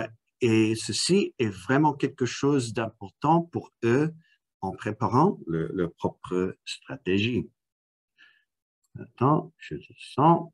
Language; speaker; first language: French; non-native, fluent; English